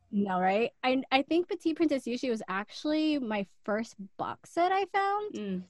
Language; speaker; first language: English; native; English